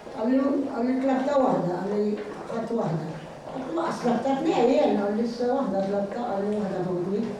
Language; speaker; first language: Maltese; native; Maltese